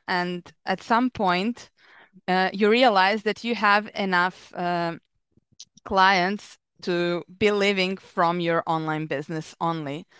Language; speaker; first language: English; non-native, fluent; Serbian